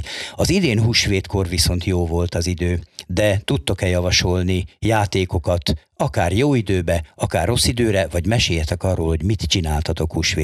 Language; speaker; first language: Hungarian; native; Hungarian